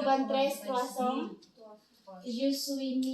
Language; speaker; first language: French; non-native, learner; Filipino